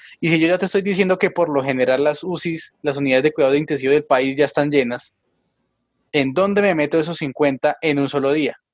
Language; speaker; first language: Spanish; native; Spanish